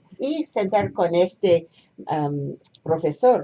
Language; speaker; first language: Spanish; non-native, fluent; English